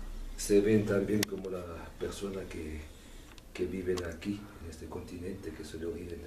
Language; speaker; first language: Spanish; non-native, fluent; Italian